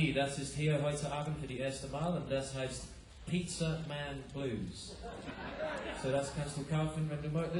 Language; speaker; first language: German; non-native, learner; English